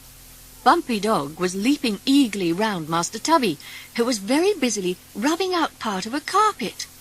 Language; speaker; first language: English; native; English